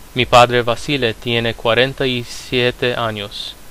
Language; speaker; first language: Spanish; non-native, fluent; Romanian